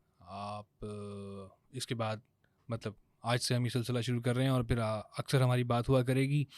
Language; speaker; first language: Urdu; native; Urdu